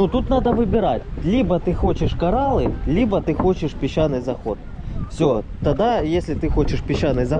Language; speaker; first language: Russian; native; Russian